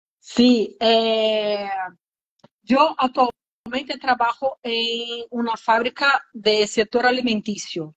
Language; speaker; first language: Spanish; non-native, learner; Portuguese